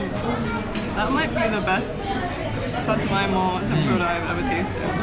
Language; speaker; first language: English; native; English